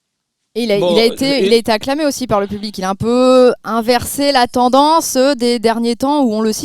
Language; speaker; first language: French; native; French